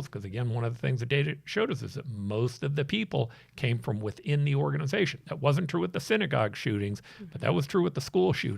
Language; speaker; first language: English; native; English